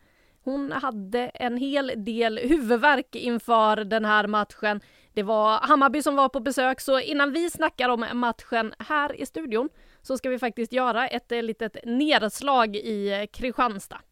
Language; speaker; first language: Swedish; native; Swedish